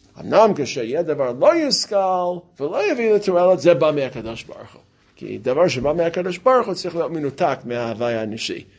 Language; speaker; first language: Hebrew; non-native, fluent; English